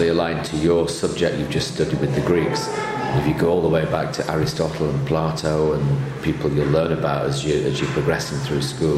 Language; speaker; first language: English; native; English